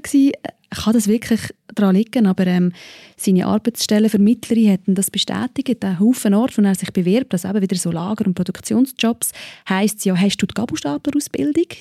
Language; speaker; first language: German; native; German